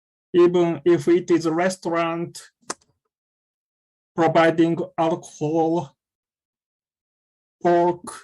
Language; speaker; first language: English; non-native, fluent; Japanese